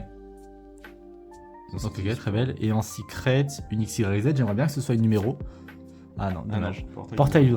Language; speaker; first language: French; native; French